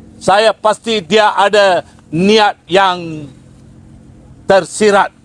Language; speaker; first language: Malay; non-native, local second language; Tamil